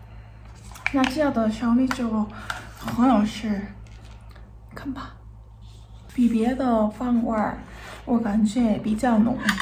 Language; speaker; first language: Chinese; non-native, learner; Korean